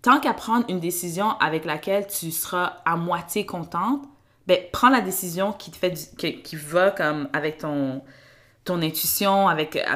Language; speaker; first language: French; early bilingual, other home language; Kinyarwanda